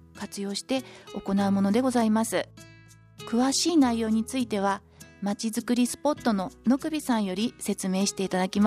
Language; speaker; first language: Japanese; native; Japanese